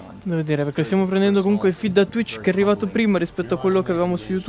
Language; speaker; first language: Italian; native; Italian